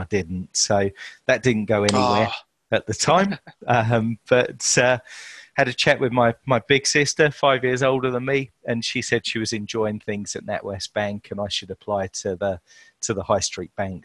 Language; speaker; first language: English; native; English